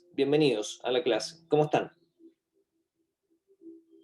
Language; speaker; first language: Spanish; native; Spanish